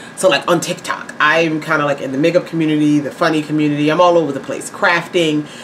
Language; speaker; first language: English; native; English